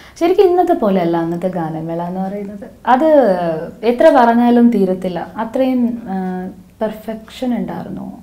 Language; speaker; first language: Malayalam; non-native, local second language; Hindi